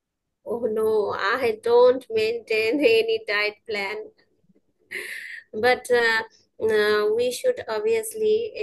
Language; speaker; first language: English; non-native, learner; Bangla